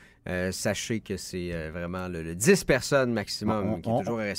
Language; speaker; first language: French; native; French